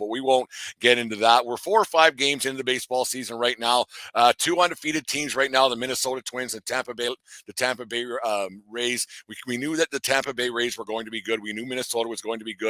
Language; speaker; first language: English; native; English